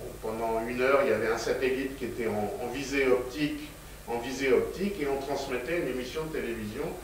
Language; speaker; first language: French; native; French